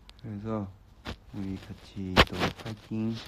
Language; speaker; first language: Korean; non-native, learner; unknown